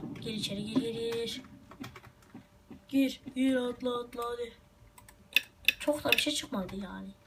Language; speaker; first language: Turkish; native; Turkish